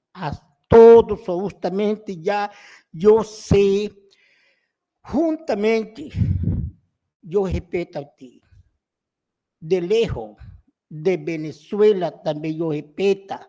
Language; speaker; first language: Spanish; non-native, local second language; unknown